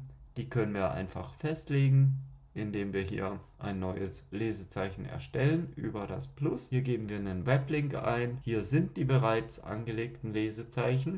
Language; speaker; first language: German; native; German